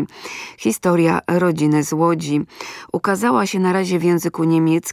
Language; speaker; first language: Polish; native; Polish